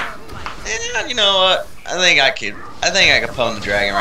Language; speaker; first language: English; native; English